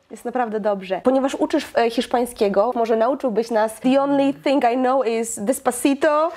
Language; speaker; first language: Polish; native; Polish